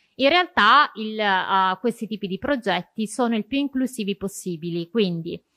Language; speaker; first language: Italian; native; Italian